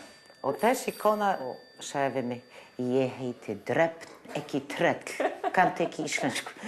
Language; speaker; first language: Icelandic; non-native, learner; Polish